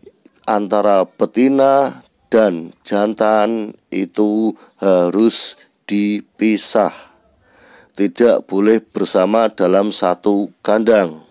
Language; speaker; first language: Indonesian; native; Indonesian